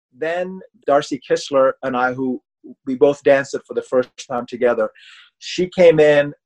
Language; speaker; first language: English; non-native, fluent; Persian